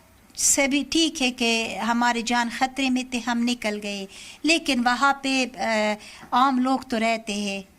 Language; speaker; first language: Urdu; non-native, learner; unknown